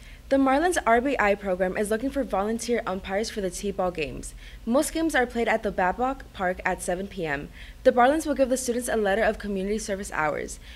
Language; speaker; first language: English; native; English